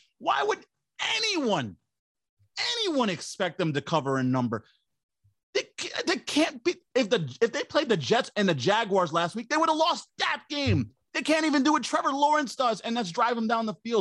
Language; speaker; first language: English; native; English